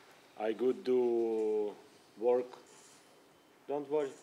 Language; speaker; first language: English; non-native, learner; Russian